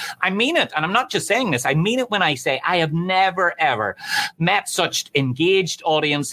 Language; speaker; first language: English; native; English